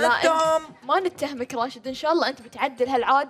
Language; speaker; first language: Arabic; native; Arabic